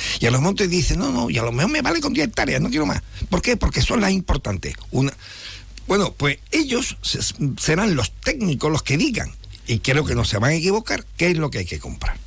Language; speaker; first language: Spanish; native; Spanish